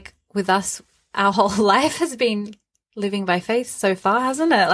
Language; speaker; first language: English; native; English